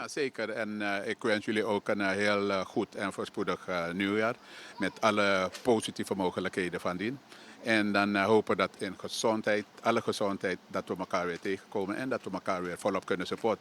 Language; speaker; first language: Dutch; native; Dutch